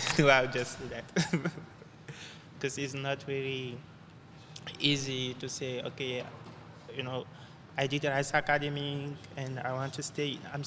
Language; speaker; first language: English; non-native, learner; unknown